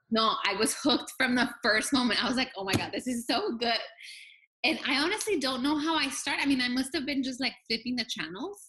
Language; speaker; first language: English; early bilingual, other home language; Spanish